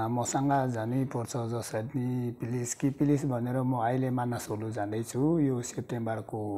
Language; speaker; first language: Nepali; non-native, local second language; Sherpa